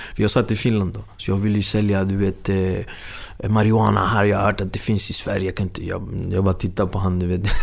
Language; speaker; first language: Swedish; early bilingual, other home language; Spanish